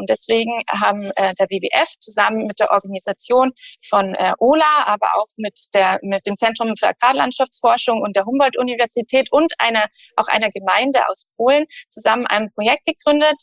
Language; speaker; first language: German; native; German